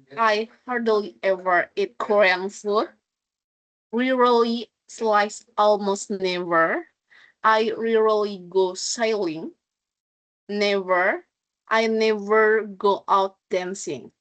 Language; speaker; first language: English; non-native, learner; Indonesian